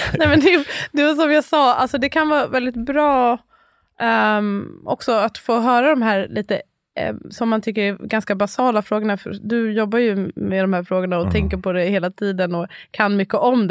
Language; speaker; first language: Swedish; native; Swedish